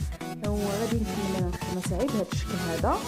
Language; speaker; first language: Arabic; native; Arabic